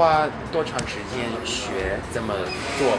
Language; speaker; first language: Chinese; non-native, learner; English